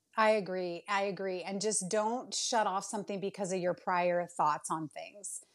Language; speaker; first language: English; native; English